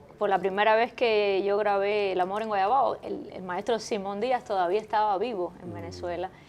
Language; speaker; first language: Spanish; native; Spanish